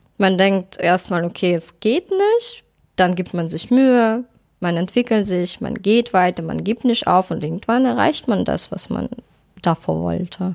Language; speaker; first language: German; non-native, fluent; Russian